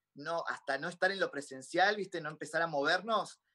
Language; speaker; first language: Spanish; native; Spanish